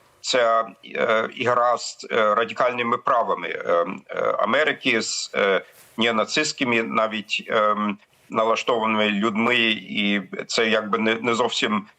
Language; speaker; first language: Ukrainian; non-native, fluent; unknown